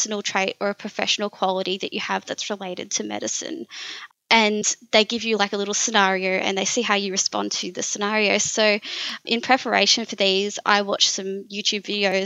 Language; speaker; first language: English; native; English